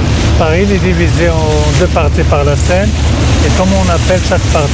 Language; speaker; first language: French; non-native, local second language; Arabic